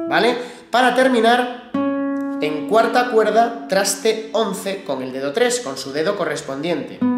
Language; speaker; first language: Spanish; native; Spanish